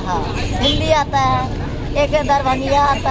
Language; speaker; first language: Hindi; non-native, local second language; Bhojpuri